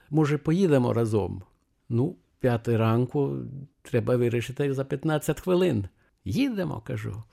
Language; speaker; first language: Ukrainian; non-native, fluent; Lithuanian